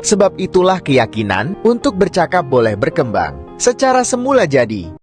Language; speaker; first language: Malay; native; Malay